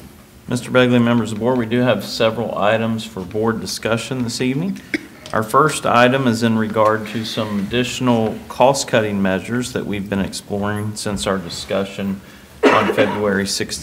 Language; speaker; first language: English; native; English